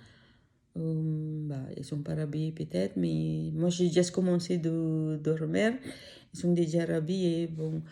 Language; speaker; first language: French; non-native, learner; Filipino